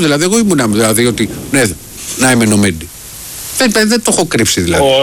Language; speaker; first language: Greek; native; Greek